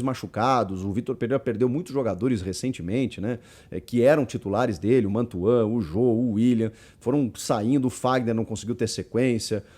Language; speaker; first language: Portuguese; native; Portuguese